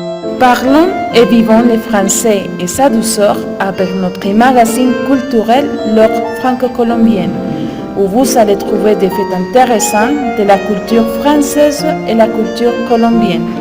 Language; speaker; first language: French; non-native, learner; Spanish